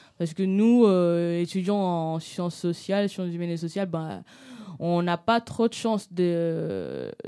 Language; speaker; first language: French; non-native, local second language; Wolof